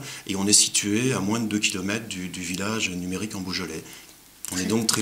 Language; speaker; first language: French; native; French